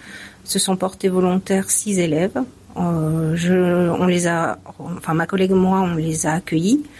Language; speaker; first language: French; native; French